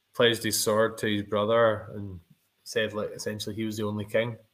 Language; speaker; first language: English; native; English